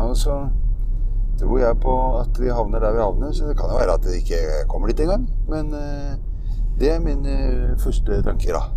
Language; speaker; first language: Norwegian; native; Norwegian